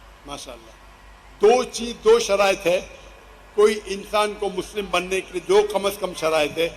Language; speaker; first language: Hindi; non-native, local second language; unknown